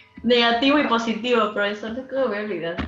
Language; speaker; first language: Spanish; native; Spanish